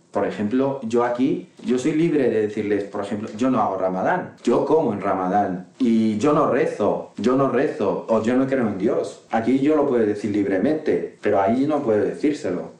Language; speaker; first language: Spanish; non-native, local second language; Arabic